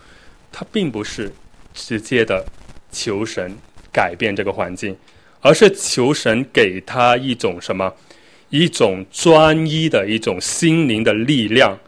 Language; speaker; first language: Chinese; native; Chinese